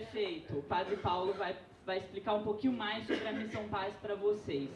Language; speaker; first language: Portuguese; native; Portuguese